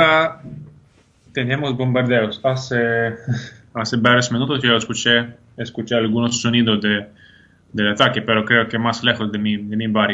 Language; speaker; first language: Spanish; non-native, fluent; Ukrainian